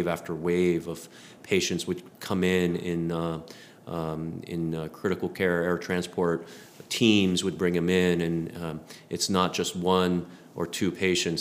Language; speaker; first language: English; native; English